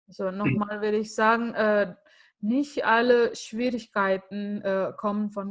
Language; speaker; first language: German; non-native, fluent; Indonesian